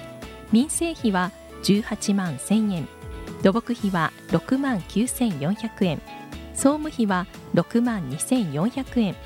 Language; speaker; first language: Japanese; native; Japanese